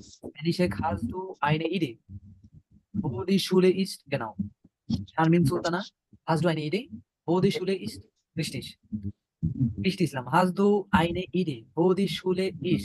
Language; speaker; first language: German; non-native, fluent; Bangla